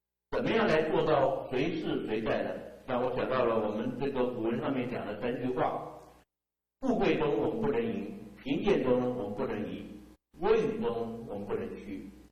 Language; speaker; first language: Chinese; native; Chinese